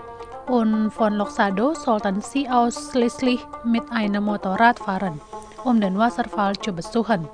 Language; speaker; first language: German; non-native, fluent; Indonesian